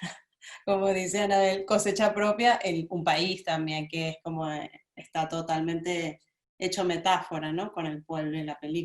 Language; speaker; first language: Spanish; native; Spanish